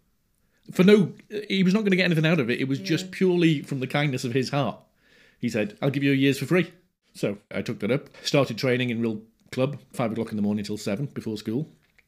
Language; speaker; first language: English; native; English